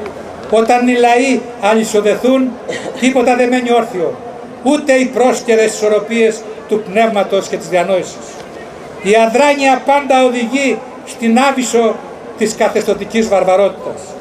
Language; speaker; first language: Greek; native; Greek